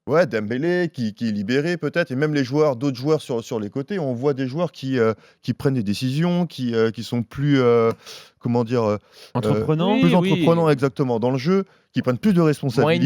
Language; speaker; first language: French; native; French